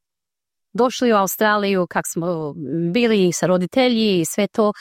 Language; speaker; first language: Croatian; early bilingual, heritage; Croatian